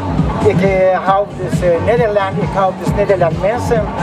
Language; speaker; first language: Dutch; non-native, learner; Italian